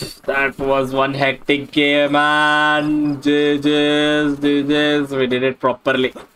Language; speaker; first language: English; non-native, local second language; Kannada